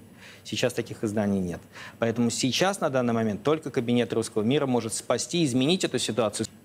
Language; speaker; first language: Russian; native; Russian